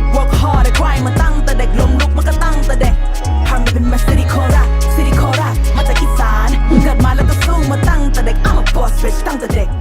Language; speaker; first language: Thai; native; Thai